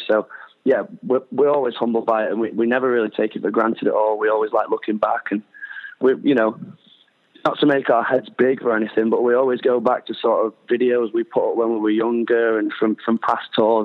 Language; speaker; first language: English; native; English